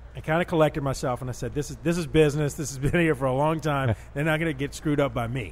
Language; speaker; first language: English; native; English